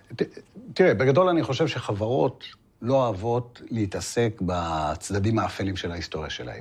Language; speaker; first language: Hebrew; native; Hebrew